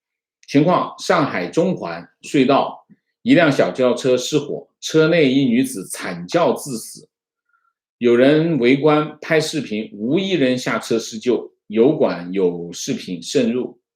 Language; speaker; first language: Chinese; native; Chinese